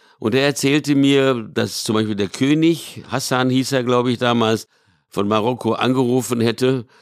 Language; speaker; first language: German; early bilingual, other home language; Hungarian